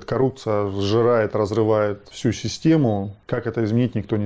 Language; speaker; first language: Russian; native; Russian